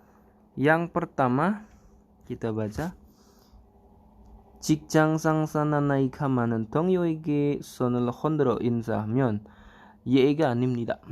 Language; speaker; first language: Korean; non-native, fluent; Indonesian